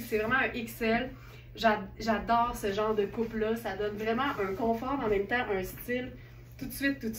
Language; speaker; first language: French; native; French